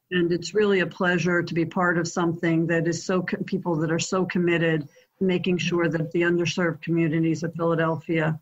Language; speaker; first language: English; native; English